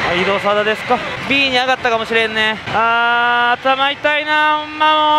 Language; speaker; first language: Japanese; native; Japanese